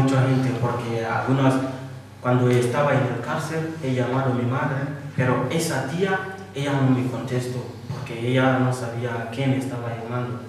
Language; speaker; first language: Spanish; non-native, fluent; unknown